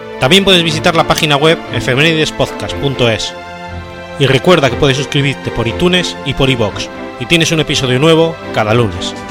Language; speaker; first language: Spanish; native; Spanish